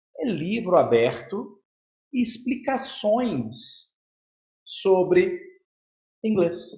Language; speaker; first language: Portuguese; native; Portuguese